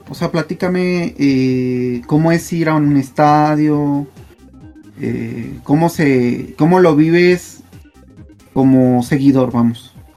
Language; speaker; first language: Spanish; native; Spanish